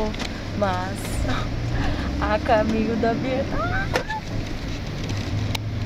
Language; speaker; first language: Portuguese; native; Portuguese